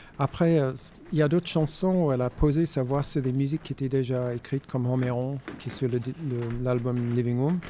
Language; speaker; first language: French; non-native, fluent; English